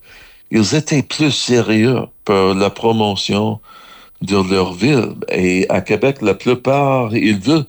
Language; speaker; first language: French; non-native, learner; English